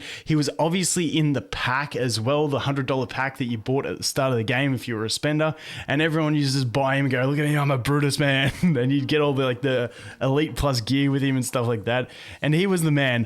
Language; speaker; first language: English; native; English